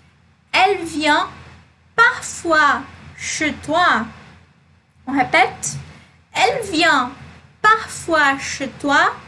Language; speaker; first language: French; non-native, fluent; Portuguese